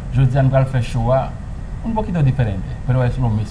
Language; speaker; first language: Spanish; non-native, fluent; Haitian Creole